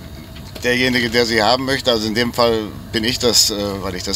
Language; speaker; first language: German; native; German